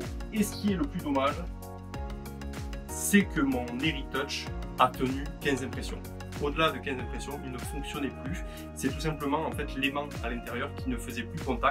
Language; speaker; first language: French; native; French